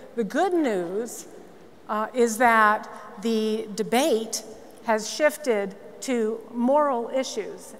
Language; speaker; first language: English; native; English